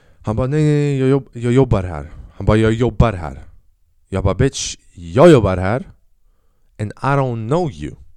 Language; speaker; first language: Swedish; early bilingual, other home language; Albanian